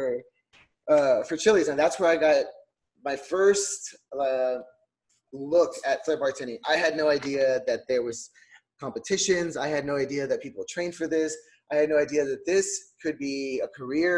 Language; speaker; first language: English; native; English